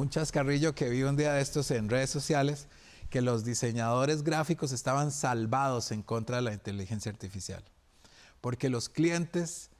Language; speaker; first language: Spanish; native; Spanish